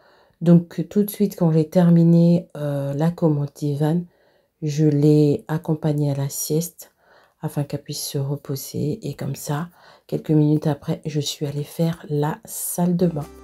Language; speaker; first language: French; native; French